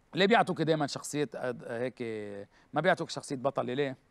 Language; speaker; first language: Arabic; native; Arabic